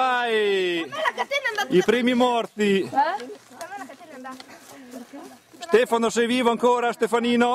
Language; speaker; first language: Italian; native; Italian